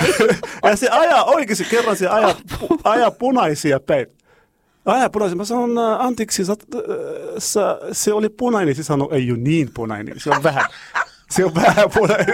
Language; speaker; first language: Finnish; non-native, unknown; Arabic